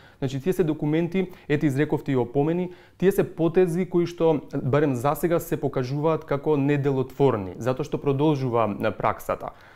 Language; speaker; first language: Macedonian; native; Macedonian